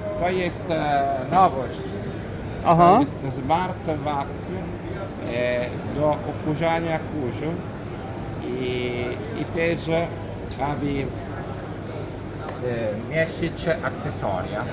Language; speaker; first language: Polish; non-native, learner; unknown